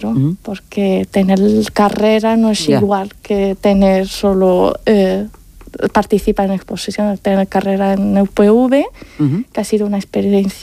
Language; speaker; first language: Spanish; non-native, fluent; Arabic